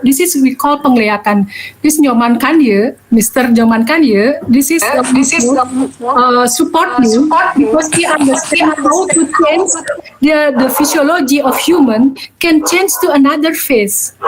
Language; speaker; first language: English; non-native, learner; Balinese